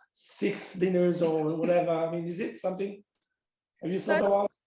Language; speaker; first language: English; non-native, fluent; Italian